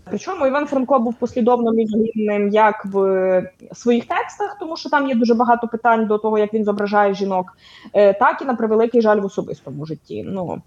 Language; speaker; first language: Ukrainian; native; Ukrainian